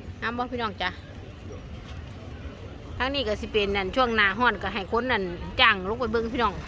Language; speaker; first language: Thai; non-native, local second language; Lao